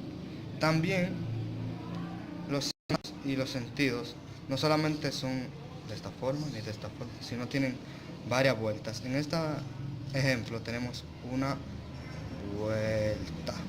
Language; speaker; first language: Spanish; native; Spanish